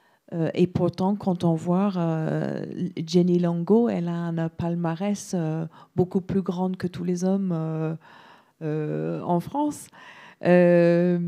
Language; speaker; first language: French; non-native, fluent; English